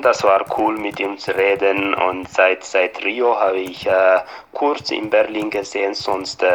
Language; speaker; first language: German; non-native, fluent; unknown